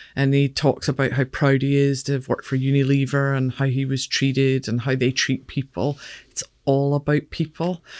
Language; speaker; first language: English; native; English